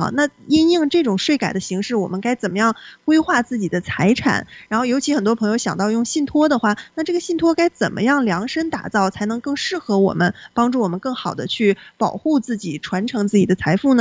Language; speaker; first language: Chinese; native; Chinese